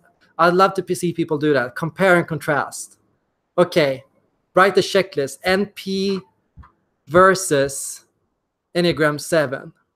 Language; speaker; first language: English; non-native, fluent; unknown